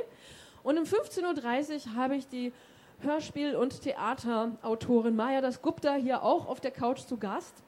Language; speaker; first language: German; native; German